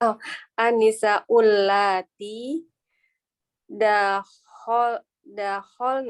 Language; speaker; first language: Arabic; non-native, learner; Indonesian